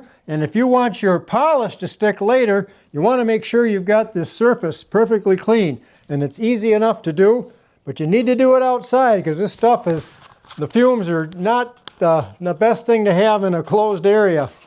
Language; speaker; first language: English; native; English